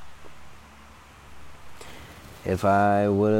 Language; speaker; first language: English; native; English